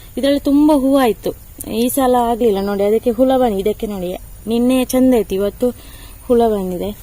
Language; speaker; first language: Kannada; non-native, local second language; Tulu